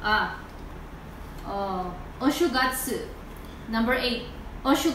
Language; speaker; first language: Japanese; non-native, learner; Filipino